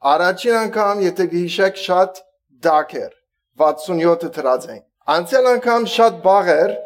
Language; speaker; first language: Armenian; early bilingual, heritage; Armenian